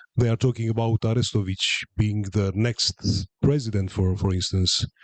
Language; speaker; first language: English; non-native, fluent; Romanian